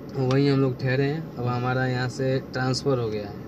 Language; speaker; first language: Hindi; native; Hindi